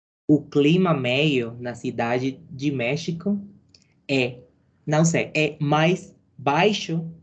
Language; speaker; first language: Portuguese; non-native, learner; Spanish